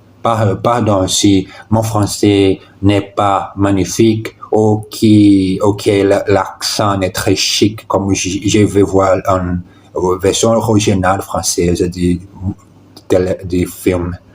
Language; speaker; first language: French; non-native, learner; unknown